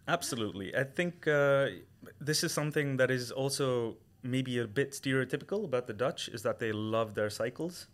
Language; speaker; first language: English; non-native, local second language; Tamil